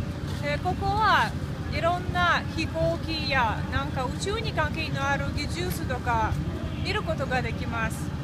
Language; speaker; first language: Japanese; non-native, fluent; Russian